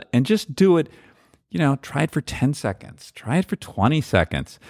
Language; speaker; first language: English; native; English